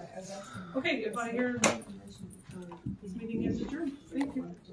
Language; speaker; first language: English; native; English